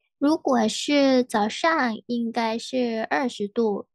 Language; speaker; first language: Chinese; non-native, learner; Thai